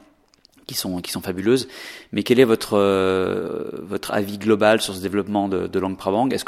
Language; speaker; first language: French; native; French